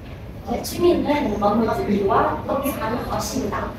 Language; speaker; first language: Korean; non-native, learner; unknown